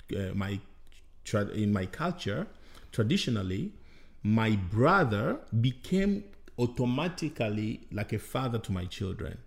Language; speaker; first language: English; non-native, fluent; Bembe